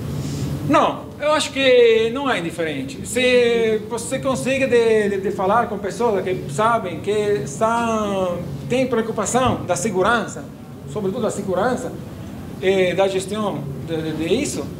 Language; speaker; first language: Portuguese; non-native, fluent; Italian